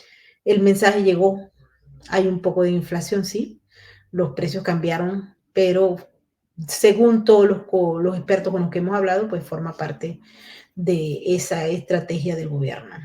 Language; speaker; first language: Spanish; native; Spanish